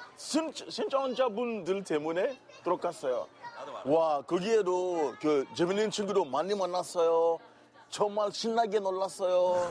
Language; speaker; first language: Korean; non-native, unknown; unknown